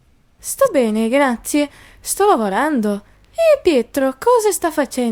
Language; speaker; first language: Italian; non-native, learner; Portuguese